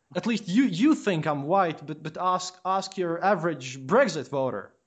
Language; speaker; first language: English; non-native, fluent; Latvian